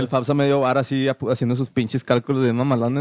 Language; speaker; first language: Spanish; native; Spanish